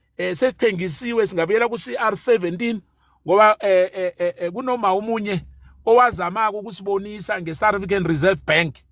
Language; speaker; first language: Zulu; non-native, local second language; South Ndebele